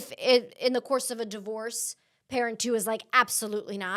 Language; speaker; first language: English; native; English